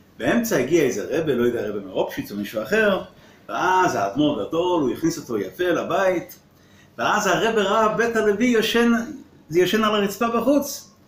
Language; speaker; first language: Hebrew; non-native, local second language; Yiddish